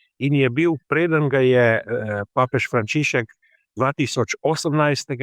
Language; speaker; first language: Slovenian; native; Slovenian